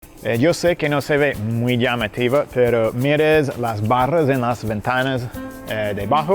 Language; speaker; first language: Spanish; non-native, fluent; English